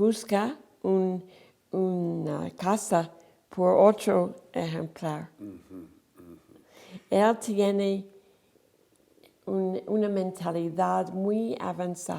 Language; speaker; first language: Spanish; non-native, fluent; English